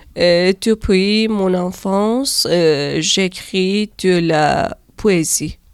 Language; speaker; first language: French; non-native, learner; Persian